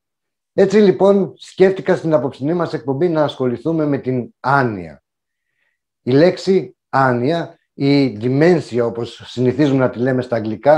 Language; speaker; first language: Greek; native; Greek